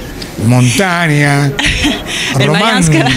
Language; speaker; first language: Spanish; native; Spanish